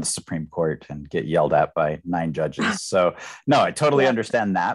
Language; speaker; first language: English; native; English